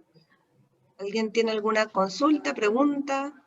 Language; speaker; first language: Spanish; native; Spanish